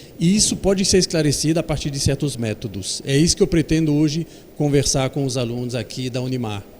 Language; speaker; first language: Portuguese; non-native, fluent; French